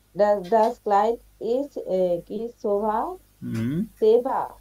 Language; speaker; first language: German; non-native, learner; Bangla